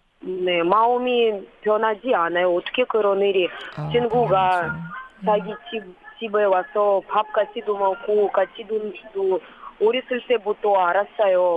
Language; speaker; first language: Korean; non-native, learner; Russian